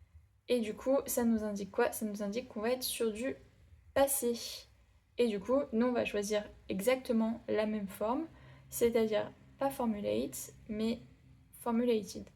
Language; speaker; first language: French; native; French